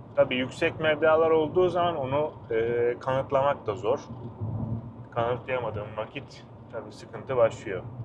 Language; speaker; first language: Turkish; native; Turkish